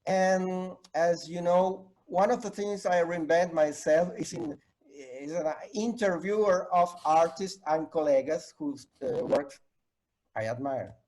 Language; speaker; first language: English; non-native, fluent; Spanish